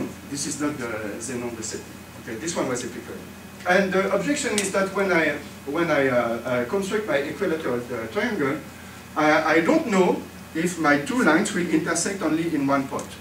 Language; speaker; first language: English; non-native, fluent; French